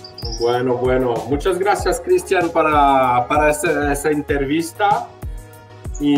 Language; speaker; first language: Spanish; non-native, fluent; French